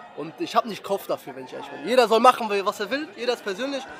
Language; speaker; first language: German; early bilingual, heritage; Arabic